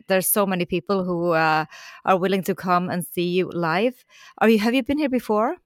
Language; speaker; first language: English; non-native, fluent; Norwegian